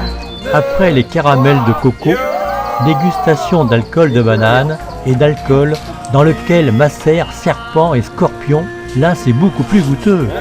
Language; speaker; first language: French; native; French